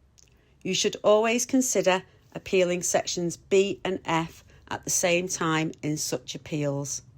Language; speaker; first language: English; native; English